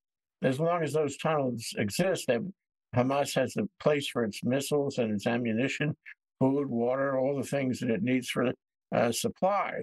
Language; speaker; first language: English; native; English